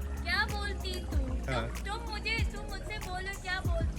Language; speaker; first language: Hindi; non-native, local second language; Malayalam